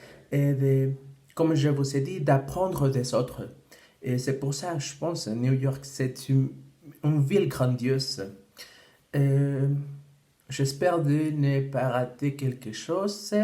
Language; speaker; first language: French; non-native, fluent; Spanish